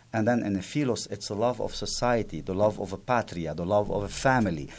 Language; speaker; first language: English; non-native, fluent; Arabic